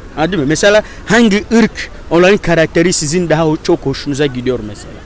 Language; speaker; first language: Turkish; non-native, fluent; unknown